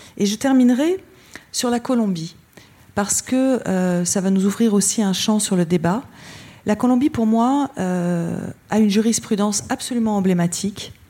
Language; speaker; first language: French; native; French